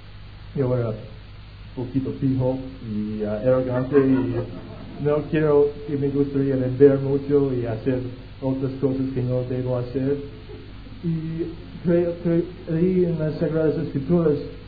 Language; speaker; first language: Spanish; non-native, fluent; English